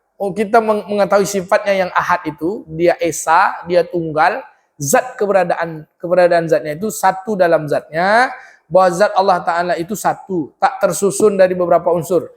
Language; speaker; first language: Malay; native; Malay